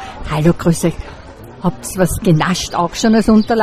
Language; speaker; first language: German; native; German